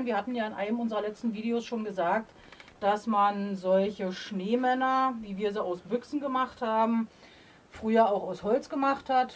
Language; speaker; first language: German; native; German